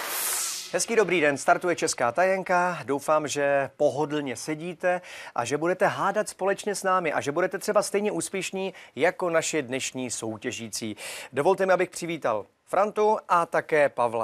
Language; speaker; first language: Czech; native; Czech